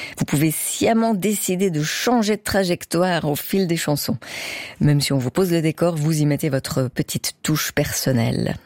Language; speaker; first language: French; native; French